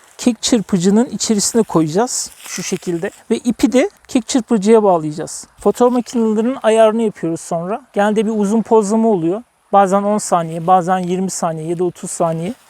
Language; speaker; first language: Turkish; native; Turkish